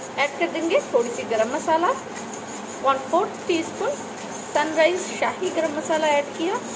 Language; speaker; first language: Hindi; non-native, local second language; Bangla